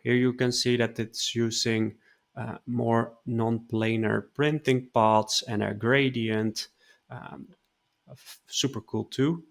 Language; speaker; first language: English; non-native, fluent; Dutch